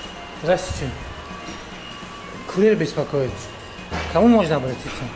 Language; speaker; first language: Russian; non-native, fluent; Tajik